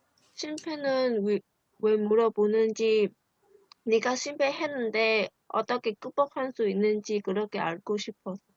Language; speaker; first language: Korean; non-native, fluent; Vietnamese